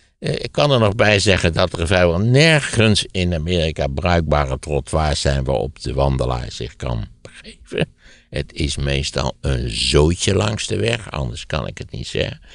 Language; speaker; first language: Dutch; native; Dutch